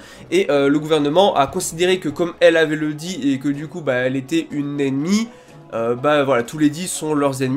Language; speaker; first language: French; native; French